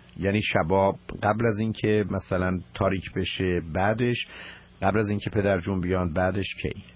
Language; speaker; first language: Persian; native; Persian